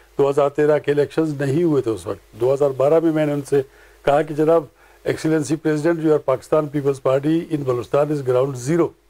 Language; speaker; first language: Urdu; non-native, local second language; Pashto